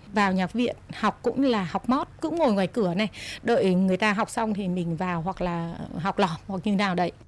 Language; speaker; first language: Vietnamese; native; Vietnamese